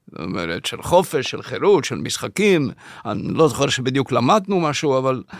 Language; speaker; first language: Hebrew; early bilingual, other home language; Spanish